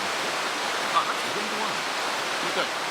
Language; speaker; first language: Japanese; native; Japanese